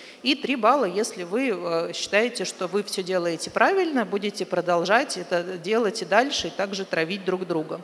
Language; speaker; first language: Russian; native; Russian